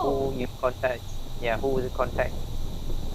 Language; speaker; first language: English; non-native, learner; Vietnamese